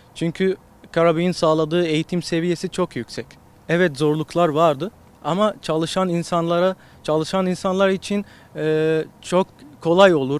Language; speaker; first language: Turkish; non-native, fluent; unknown